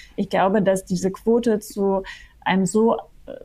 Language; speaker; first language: German; native; German